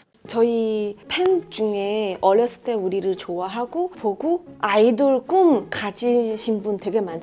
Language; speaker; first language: Korean; non-native, fluent; Chinese